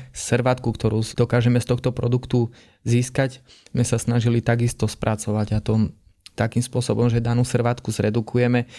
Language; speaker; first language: Slovak; native; Slovak